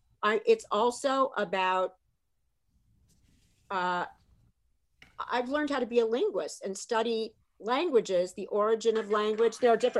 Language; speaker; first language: English; native; English